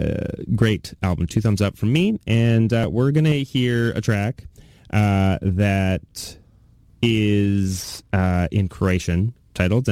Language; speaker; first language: English; native; English